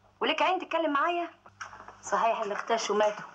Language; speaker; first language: Arabic; native; Arabic